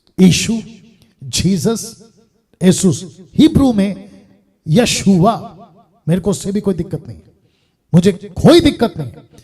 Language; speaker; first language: Hindi; non-native, local second language; Telugu